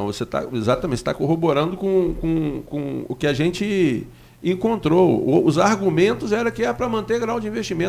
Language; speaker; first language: Portuguese; native; Portuguese